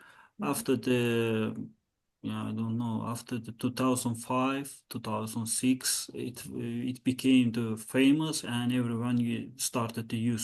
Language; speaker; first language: English; non-native, learner; Azerbaijani